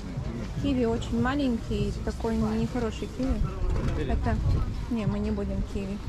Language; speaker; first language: Russian; native; Russian